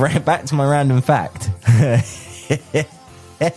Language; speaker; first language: English; native; English